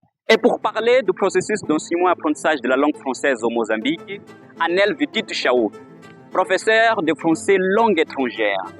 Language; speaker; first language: French; non-native, fluent; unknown